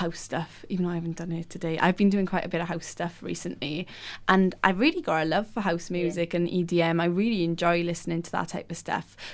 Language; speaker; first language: English; native; English